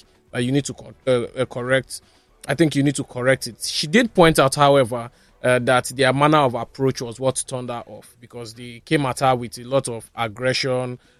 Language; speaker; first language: English; non-native, local second language; Yoruba